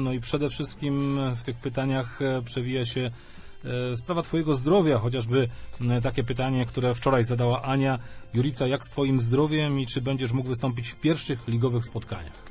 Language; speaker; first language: Polish; native; Polish